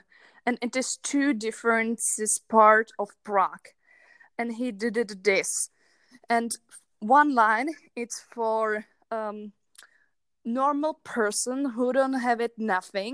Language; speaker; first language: English; non-native, learner; Czech